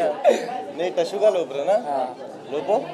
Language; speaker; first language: Hindi; native; Hindi